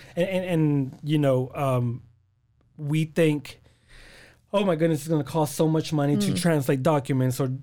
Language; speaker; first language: English; early bilingual, other home language; Spanish